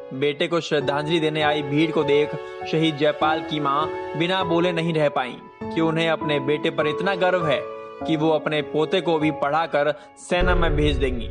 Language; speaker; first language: Hindi; native; Hindi